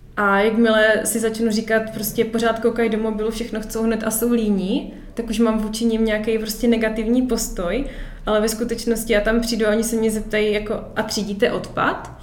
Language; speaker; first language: Czech; native; Czech